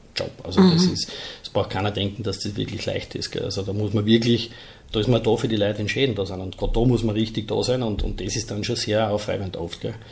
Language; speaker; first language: German; native; German